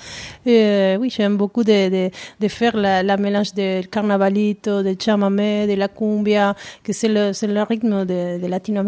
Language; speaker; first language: French; non-native, learner; Spanish